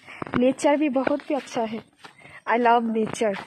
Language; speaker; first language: Hindi; non-native, local second language; Bangla